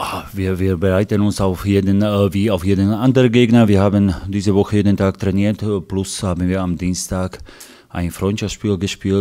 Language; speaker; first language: German; non-native, fluent; Hungarian